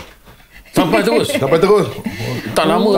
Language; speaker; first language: Malay; native; Malay